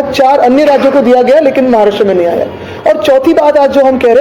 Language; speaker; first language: Hindi; non-native, local second language; Marathi